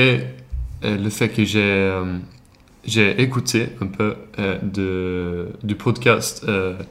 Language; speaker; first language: French; non-native, learner; Swedish